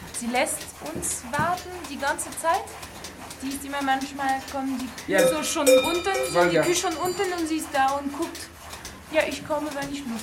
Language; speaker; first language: German; non-native, learner; French